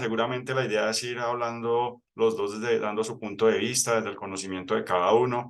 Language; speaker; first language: Spanish; native; Spanish